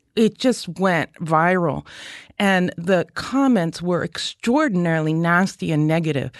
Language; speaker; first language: English; native; English